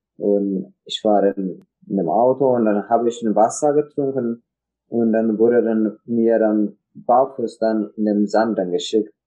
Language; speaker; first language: German; non-native, learner; Tigrinya